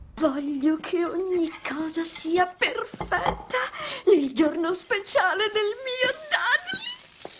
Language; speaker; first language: Italian; non-native, fluent; Ukrainian